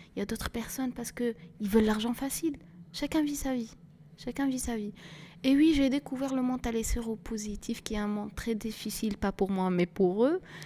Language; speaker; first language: French; non-native, local second language; Arabic